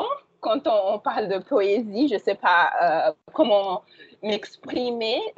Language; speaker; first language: French; non-native, fluent; Portuguese